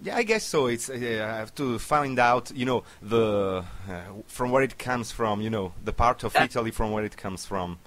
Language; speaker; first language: English; non-native, learner; Italian